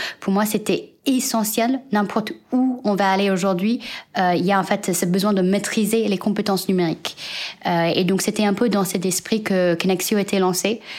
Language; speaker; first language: French; non-native, fluent; Chinese